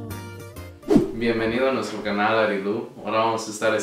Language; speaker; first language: Spanish; early bilingual, heritage; Spanish